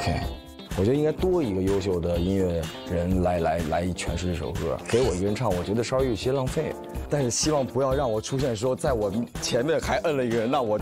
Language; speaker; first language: Chinese; native; Chinese